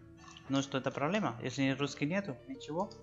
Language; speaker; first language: Russian; non-native, learner; Spanish